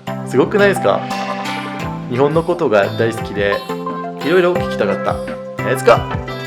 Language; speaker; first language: Japanese; non-native, fluent; French